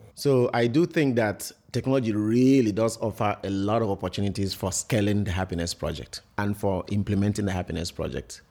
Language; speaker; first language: English; non-native, local second language; Igbo